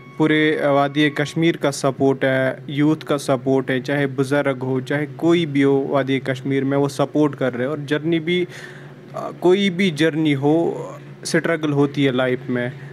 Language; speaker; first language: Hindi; non-native, local second language; Kashmiri